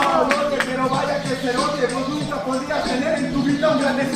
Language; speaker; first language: Spanish; native; Spanish